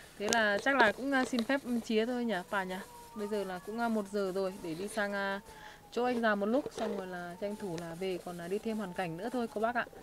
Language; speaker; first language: Vietnamese; non-native, local second language; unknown